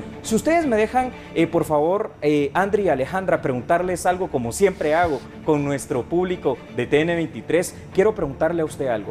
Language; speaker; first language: Spanish; native; Spanish